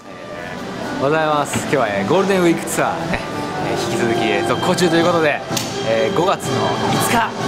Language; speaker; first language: Japanese; native; Japanese